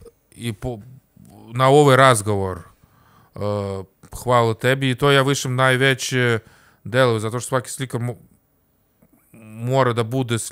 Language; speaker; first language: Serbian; non-native, learner; Russian